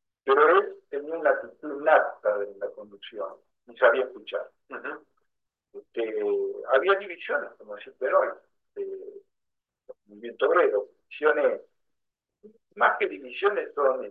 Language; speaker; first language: Spanish; native; Spanish